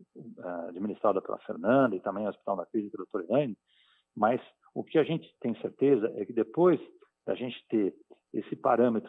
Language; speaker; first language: Portuguese; native; Portuguese